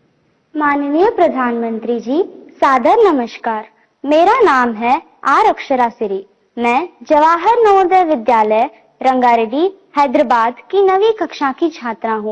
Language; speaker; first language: Hindi; non-native, local second language; Telugu